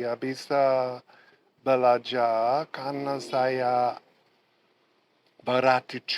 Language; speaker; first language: Indonesian; non-native, learner; English